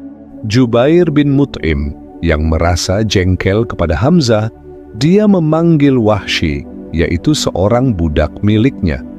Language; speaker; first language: Indonesian; native; Indonesian